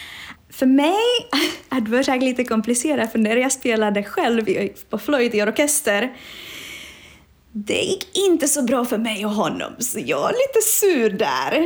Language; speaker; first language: Swedish; non-native, fluent; Czech